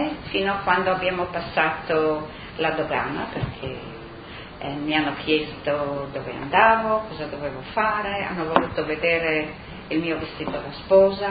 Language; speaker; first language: Italian; non-native, local second language; Friulian